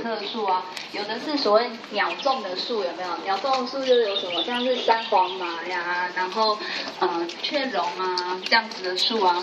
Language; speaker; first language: Chinese; native; Chinese